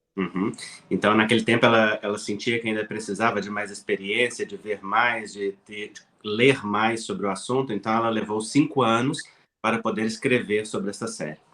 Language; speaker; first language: Portuguese; native; Portuguese